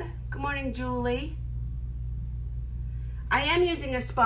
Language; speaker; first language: English; native; English